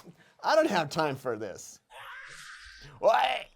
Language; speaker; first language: English; native; English